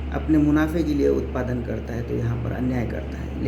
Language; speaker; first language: Hindi; non-native, local second language; Marathi